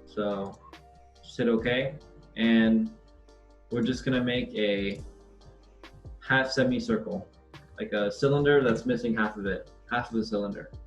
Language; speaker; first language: English; native; English